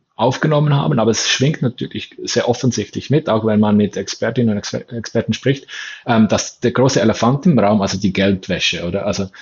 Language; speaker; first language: German; native; German